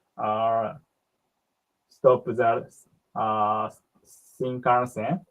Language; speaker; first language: English; non-native, learner; Japanese